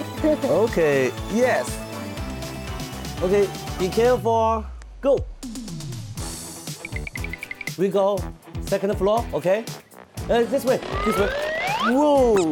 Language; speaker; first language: English; non-native, learner; Chinese